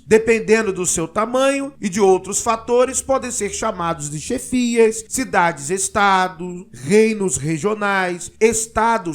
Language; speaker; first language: Portuguese; native; Portuguese